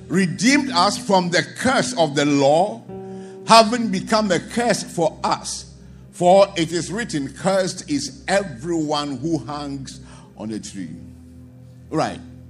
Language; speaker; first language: English; non-native, local second language; Akan